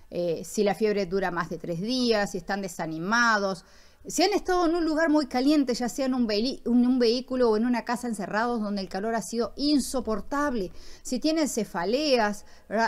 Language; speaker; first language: Spanish; native; Spanish